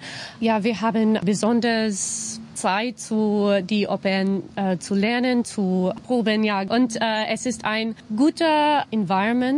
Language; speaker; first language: German; non-native, learner; English